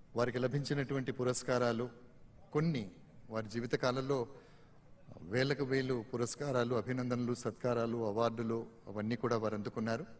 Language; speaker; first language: Telugu; native; Telugu